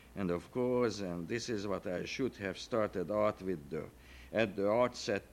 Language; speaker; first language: English; non-native, fluent; Hungarian